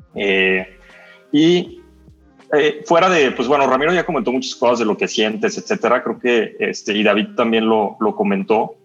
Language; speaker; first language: Spanish; native; Spanish